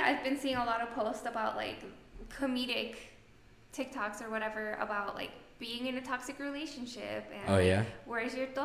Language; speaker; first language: English; non-native, fluent; Spanish